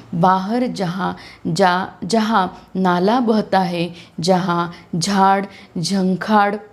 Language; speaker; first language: Hindi; non-native, local second language; Marathi